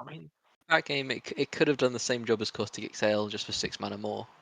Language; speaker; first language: English; native; English